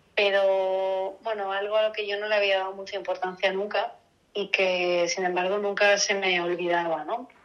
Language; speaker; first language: Spanish; native; Spanish